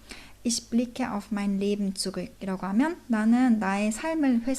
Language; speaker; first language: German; non-native, fluent; Korean